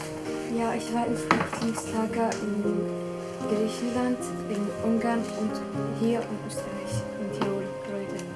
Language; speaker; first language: German; non-native, learner; Arabic